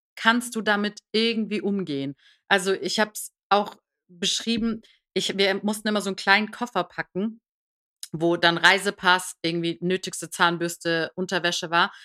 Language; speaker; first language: German; early bilingual, other home language; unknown